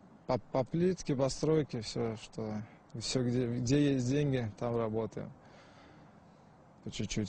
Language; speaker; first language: Russian; native; Russian